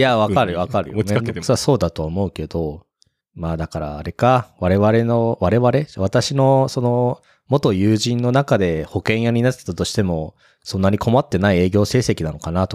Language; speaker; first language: Japanese; native; Japanese